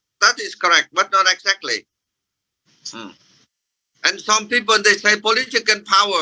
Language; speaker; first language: English; non-native, fluent; Vietnamese